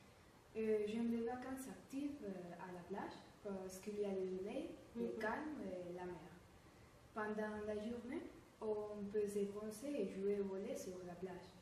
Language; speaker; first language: French; non-native, learner; Spanish